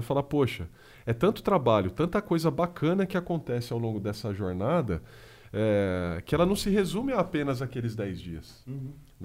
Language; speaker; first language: Portuguese; native; Portuguese